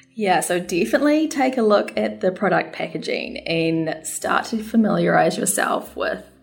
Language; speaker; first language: English; native; English